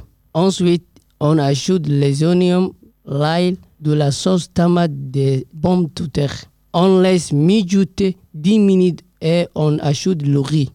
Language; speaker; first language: French; non-native, learner; Somali